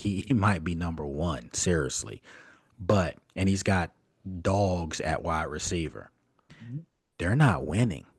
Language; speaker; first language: English; native; English